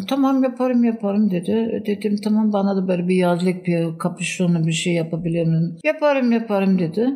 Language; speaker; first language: Turkish; non-native, fluent; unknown